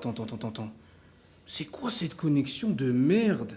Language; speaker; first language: French; native; French